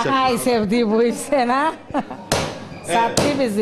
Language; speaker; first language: Turkish; non-native, local second language; Arabic